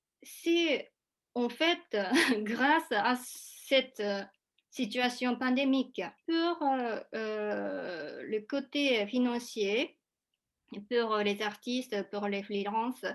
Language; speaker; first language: French; non-native, fluent; Japanese